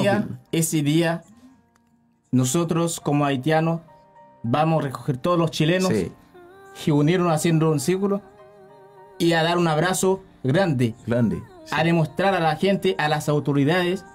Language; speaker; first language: Spanish; non-native, learner; Haitian Creole